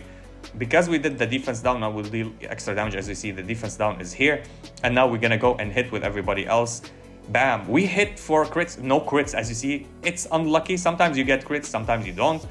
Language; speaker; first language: English; non-native, fluent; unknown